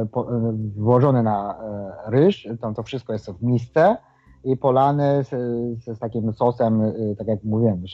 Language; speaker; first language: Polish; non-native, fluent; Japanese